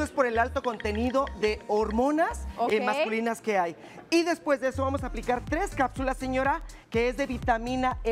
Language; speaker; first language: Spanish; native; Spanish